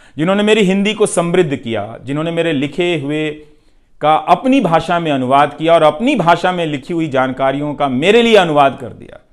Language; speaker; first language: Hindi; non-native, local second language; Bhojpuri